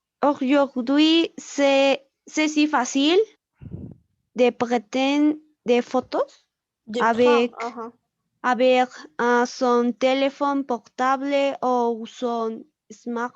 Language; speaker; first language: French; non-native, learner; Spanish